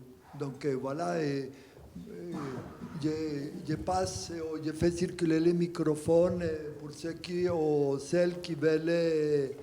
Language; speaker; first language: French; non-native, fluent; Spanish